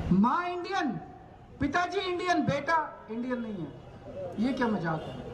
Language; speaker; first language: Hindi; native; Hindi